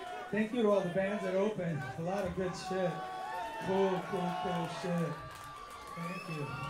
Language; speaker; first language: English; early bilingual, other home language; Spanish